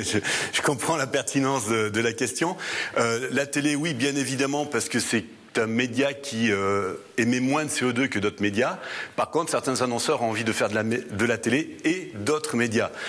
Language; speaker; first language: French; native; French